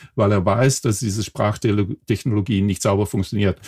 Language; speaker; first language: German; non-native, fluent; Dutch